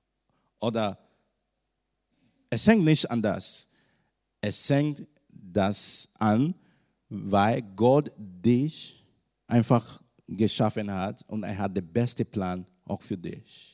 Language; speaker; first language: German; non-native, learner; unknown